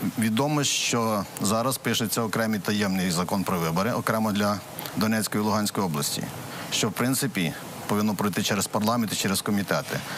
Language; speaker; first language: Ukrainian; native; Ukrainian